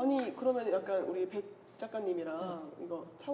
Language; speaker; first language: Korean; native; Korean